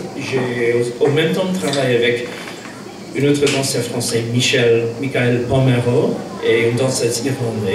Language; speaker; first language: French; non-native, fluent; English